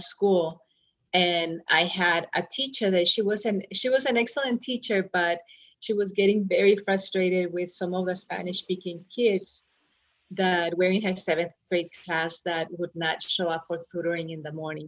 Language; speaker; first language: English; non-native, fluent; Spanish